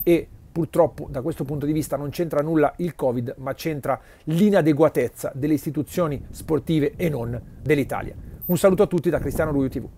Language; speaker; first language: Italian; native; Italian